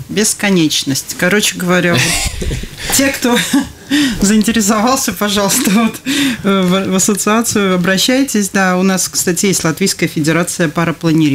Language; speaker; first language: Russian; native; Russian